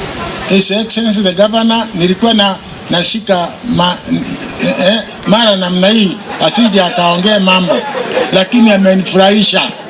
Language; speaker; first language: Swahili; non-native, local second language; Meru